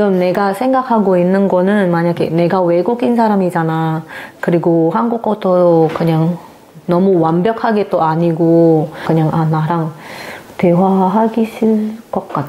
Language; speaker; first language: Korean; non-native, learner; Indonesian